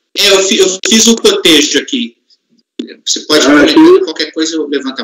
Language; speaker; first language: Portuguese; native; Portuguese